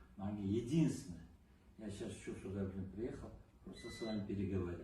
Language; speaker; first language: Russian; non-native, local second language; Uzbek